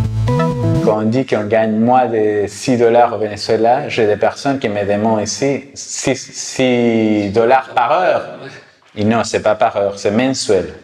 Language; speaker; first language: French; non-native, fluent; Spanish